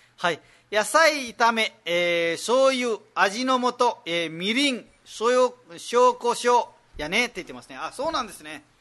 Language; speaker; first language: Japanese; non-native, fluent; Nepali